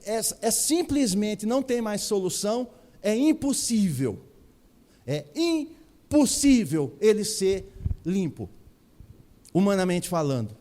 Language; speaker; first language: Portuguese; native; Portuguese